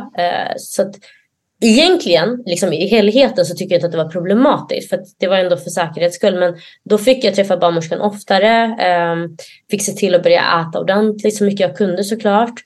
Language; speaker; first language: Swedish; early bilingual, other home language; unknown